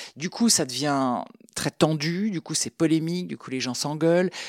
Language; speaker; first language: French; native; French